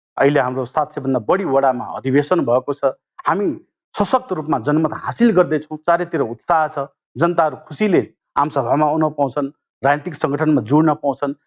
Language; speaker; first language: Nepali; non-native, local second language; Maithili